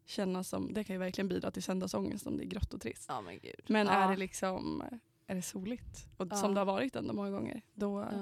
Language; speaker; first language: Swedish; native; Swedish